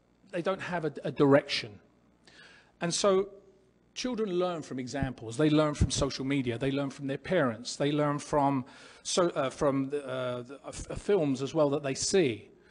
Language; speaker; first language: English; native; English